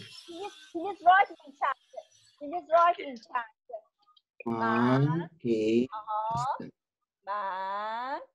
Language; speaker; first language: English; non-native, learner; Persian